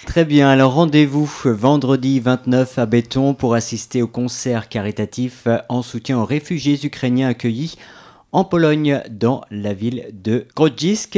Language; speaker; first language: French; native; French